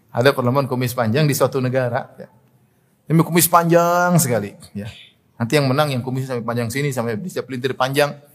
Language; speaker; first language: Indonesian; native; Indonesian